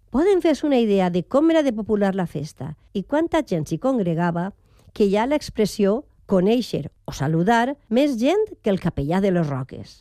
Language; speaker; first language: Catalan; native; Catalan